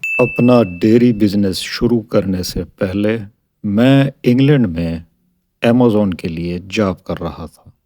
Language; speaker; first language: Urdu; non-native, local second language; Saraiki